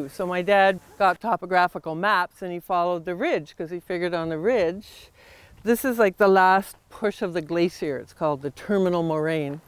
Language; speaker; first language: English; native; English